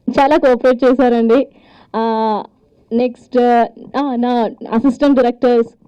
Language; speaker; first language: Telugu; non-native, learner; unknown